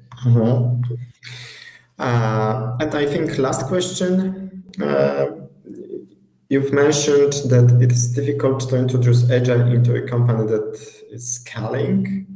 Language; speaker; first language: English; non-native, fluent; Polish